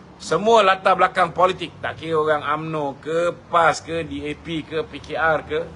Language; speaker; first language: Malay; native; Malay